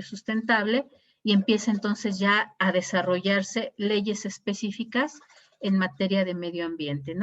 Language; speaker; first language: Spanish; native; Spanish